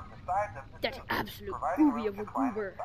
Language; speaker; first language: English; native; English